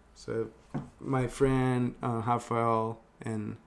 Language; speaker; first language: English; non-native, fluent; Portuguese